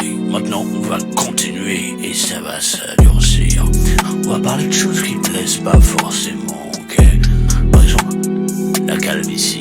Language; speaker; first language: French; native; French